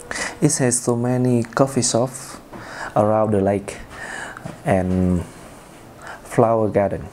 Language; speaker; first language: English; non-native, learner; Vietnamese